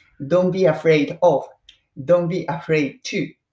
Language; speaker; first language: English; non-native, fluent; Japanese